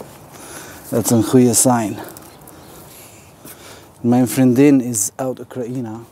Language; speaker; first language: Dutch; non-native, fluent; Arabic